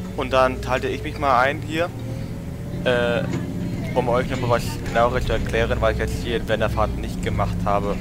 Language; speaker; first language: German; native; German